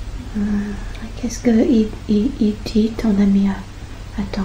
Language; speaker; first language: French; non-native, fluent; English